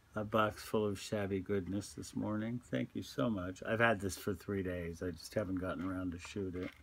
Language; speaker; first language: English; native; English